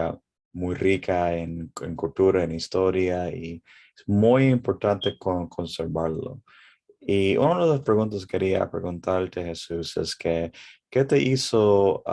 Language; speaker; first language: Spanish; early bilingual, heritage; English